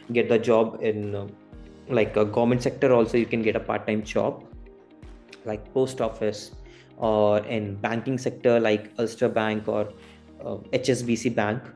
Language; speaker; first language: English; non-native, local second language; Hindi